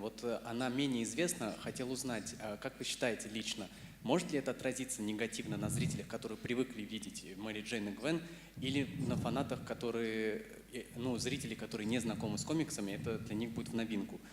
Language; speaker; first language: Russian; native; Russian